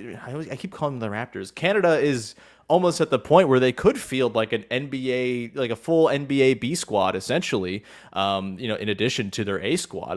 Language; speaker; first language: English; native; English